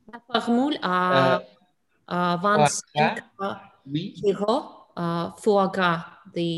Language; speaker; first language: French; non-native, learner; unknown